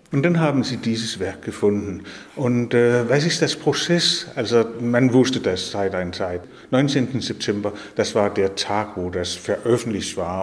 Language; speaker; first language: German; non-native, learner; Danish